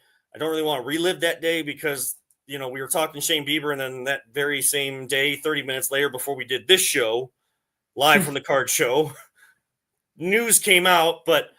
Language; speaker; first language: English; native; English